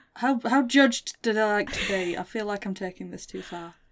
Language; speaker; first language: English; native; English